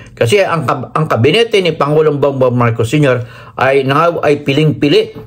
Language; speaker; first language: Filipino; native; Filipino